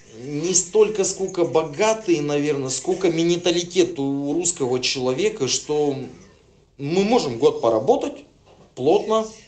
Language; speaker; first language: Russian; native; Russian